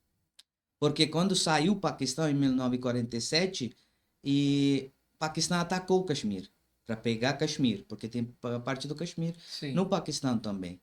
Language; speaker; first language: Portuguese; non-native, learner; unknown